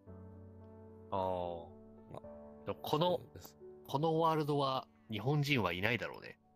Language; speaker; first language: Japanese; native; Japanese